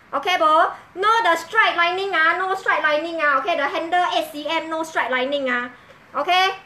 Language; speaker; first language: English; non-native, local second language; Min Nan Chinese